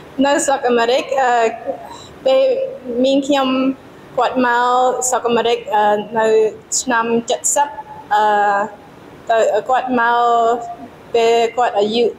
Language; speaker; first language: Khmer; early bilingual, heritage; Khmer